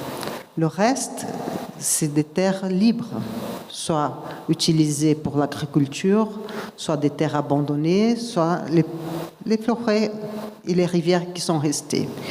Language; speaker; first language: French; non-native, fluent; Portuguese